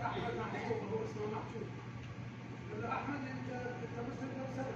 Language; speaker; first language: Arabic; non-native, learner; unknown